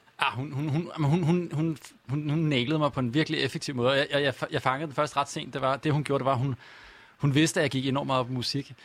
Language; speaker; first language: Danish; native; Danish